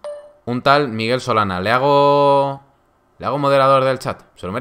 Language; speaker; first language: Spanish; native; Spanish